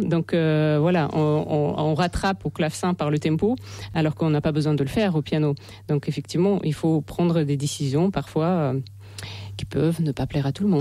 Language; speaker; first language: French; non-native, fluent; Russian